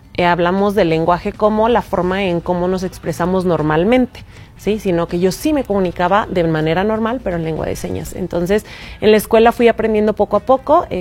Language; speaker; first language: Spanish; non-native, local second language; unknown